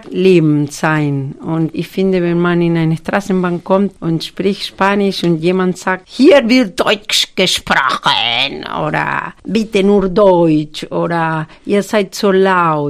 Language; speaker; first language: German; non-native, fluent; Spanish